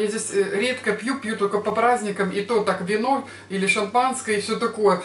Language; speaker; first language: Russian; native; Russian